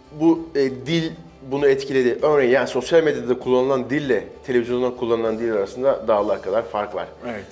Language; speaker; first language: Turkish; native; Turkish